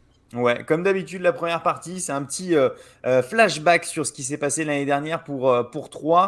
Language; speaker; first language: French; native; French